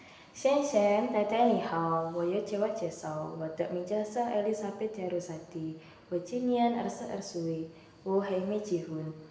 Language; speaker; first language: Chinese; non-native, learner; Indonesian